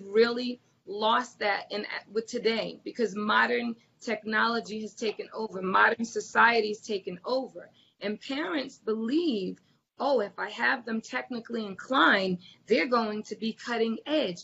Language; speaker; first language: English; native; English